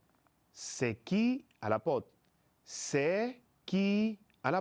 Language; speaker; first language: French; non-native, fluent; Spanish